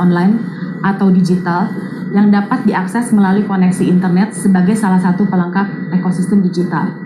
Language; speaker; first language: Indonesian; native; Indonesian